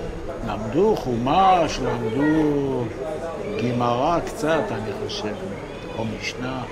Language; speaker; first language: Hebrew; non-native, local second language; Yiddish